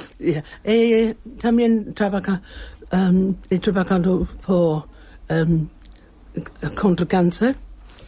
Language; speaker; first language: Spanish; non-native, learner; English